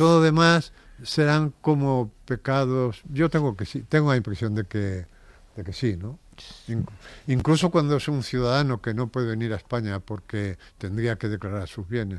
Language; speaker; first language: Spanish; native; Spanish